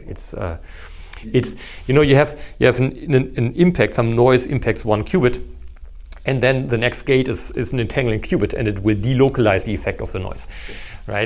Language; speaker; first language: English; non-native, fluent; German